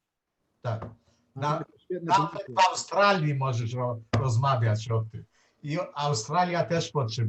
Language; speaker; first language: Polish; non-native, learner; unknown